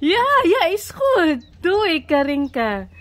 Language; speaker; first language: Dutch; non-native, learner; Filipino